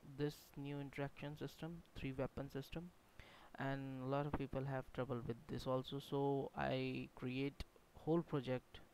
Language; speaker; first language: English; non-native, local second language; Hindi